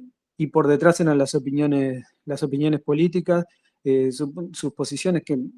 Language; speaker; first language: Spanish; native; Spanish